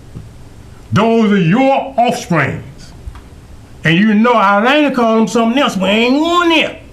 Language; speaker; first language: English; native; English